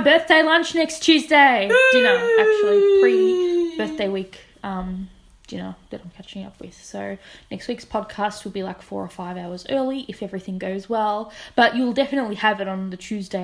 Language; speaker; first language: English; native; English